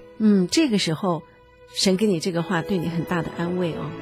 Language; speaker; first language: Chinese; native; Chinese